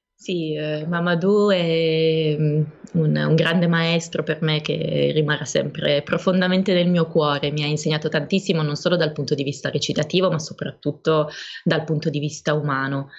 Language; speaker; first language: Italian; native; Italian